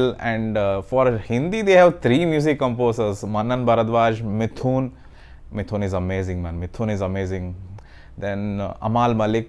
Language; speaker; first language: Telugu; non-native, learner; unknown